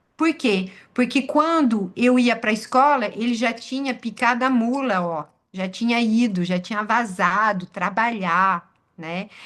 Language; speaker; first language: Portuguese; non-native, fluent; French